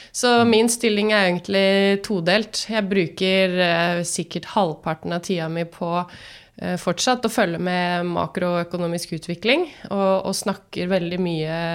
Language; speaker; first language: Norwegian; native; Norwegian